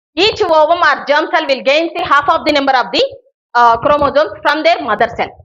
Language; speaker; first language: English; non-native, local second language; Telugu